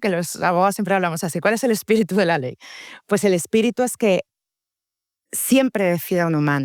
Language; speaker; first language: Spanish; native; Spanish